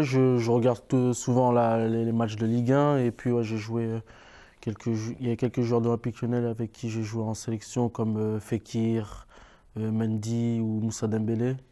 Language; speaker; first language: French; native; French